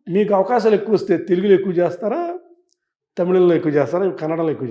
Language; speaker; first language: Telugu; native; Telugu